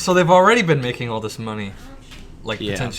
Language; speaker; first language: English; native; English